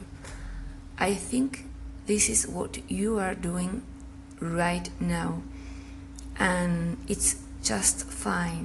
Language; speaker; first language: English; non-native, fluent; Spanish